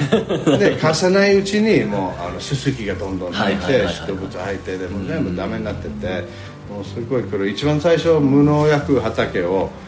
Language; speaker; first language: Japanese; non-native, fluent; English